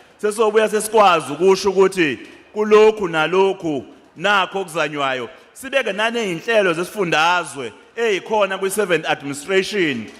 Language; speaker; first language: Zulu; native; Zulu